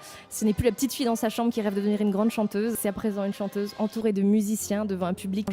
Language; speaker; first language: French; native; French